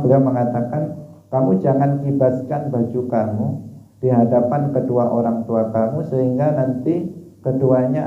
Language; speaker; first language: Indonesian; non-native, local second language; Javanese